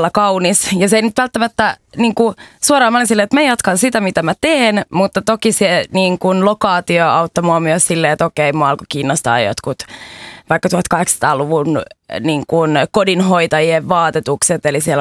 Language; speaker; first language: Finnish; native; Finnish